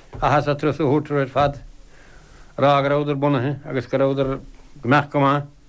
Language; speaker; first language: Irish; native; Irish